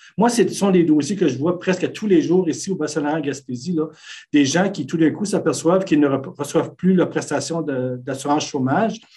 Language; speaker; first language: French; native; French